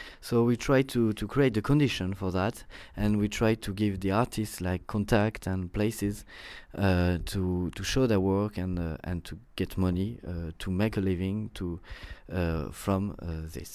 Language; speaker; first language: English; non-native, fluent; French